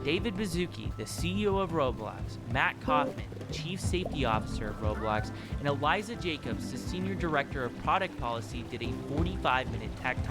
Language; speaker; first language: English; native; English